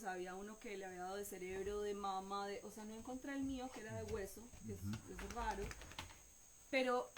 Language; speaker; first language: Spanish; native; Spanish